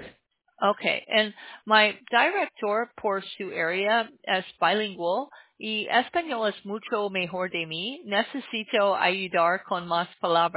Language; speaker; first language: Spanish; non-native, learner; English